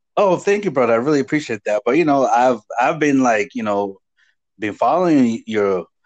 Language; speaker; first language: English; non-native, local second language; Igbo